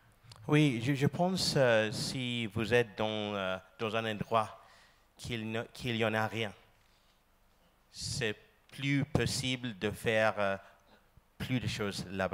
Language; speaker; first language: French; non-native, learner; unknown